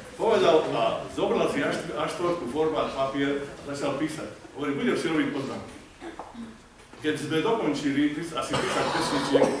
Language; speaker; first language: Slovak; native; Slovak